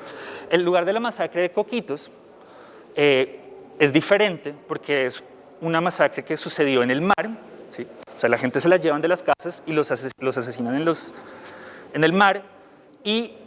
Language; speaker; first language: Spanish; native; Spanish